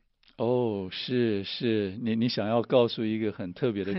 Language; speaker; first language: Chinese; native; Chinese